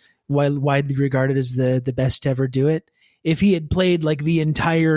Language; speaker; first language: English; native; English